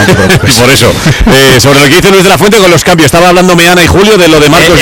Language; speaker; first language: Spanish; native; Spanish